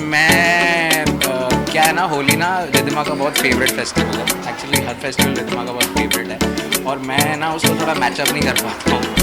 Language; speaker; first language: Hindi; native; Hindi